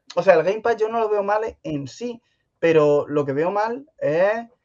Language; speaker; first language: Spanish; native; Spanish